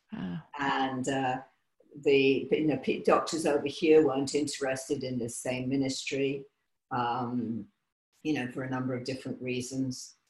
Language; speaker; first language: English; native; English